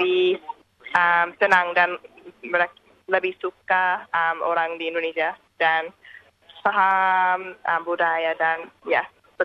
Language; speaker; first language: Indonesian; non-native, learner; English